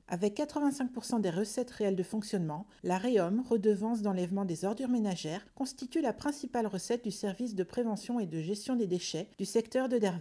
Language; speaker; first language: French; native; French